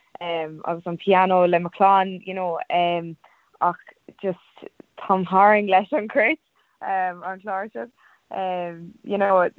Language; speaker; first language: Irish; non-native, local second language; English